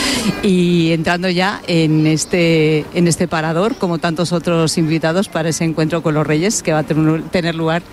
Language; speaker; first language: Spanish; native; Spanish